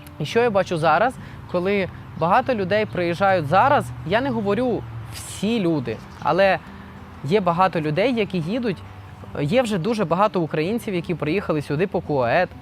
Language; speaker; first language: Ukrainian; non-native, local second language; Russian